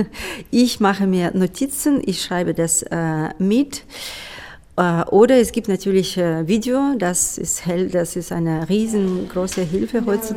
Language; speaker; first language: German; non-native, fluent; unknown